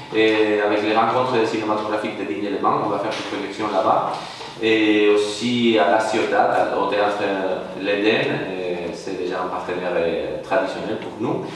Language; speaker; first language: French; non-native, fluent; Spanish